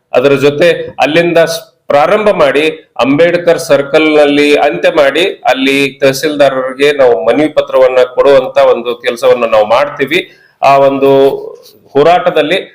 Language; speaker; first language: Kannada; native; Kannada